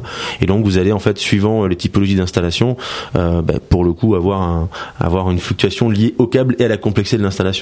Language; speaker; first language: French; native; French